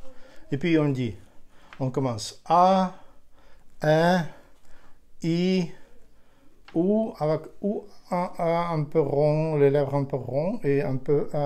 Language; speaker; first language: French; non-native, learner; Ukrainian